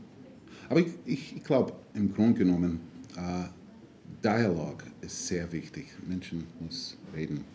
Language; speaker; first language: German; non-native, fluent; English